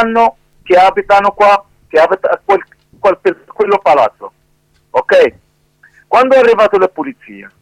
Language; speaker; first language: Italian; non-native, learner; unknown